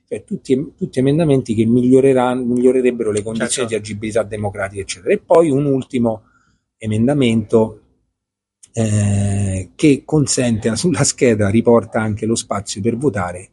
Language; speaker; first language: Italian; native; Italian